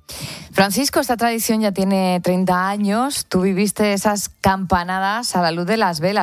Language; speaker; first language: Spanish; native; Spanish